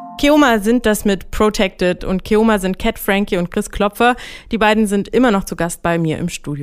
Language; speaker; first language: German; native; German